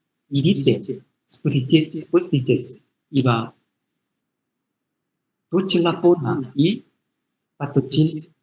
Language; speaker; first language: Russian; non-native, learner; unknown